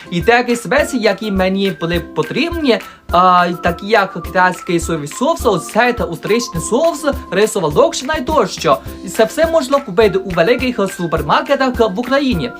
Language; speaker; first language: Ukrainian; non-native, learner; Chinese